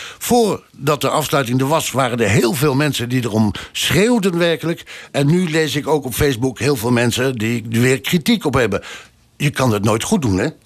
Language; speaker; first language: Dutch; native; Dutch